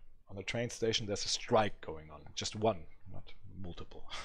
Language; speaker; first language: English; non-native, fluent; French